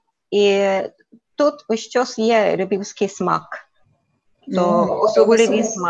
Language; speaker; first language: Ukrainian; non-native, learner; Korean